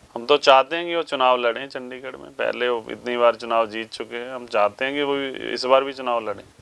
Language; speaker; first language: Hindi; non-native, local second language; Punjabi